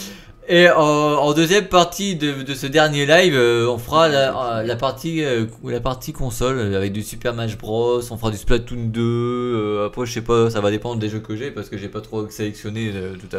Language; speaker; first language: French; native; French